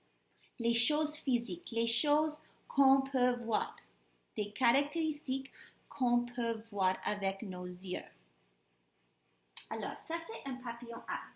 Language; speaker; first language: French; non-native, fluent; English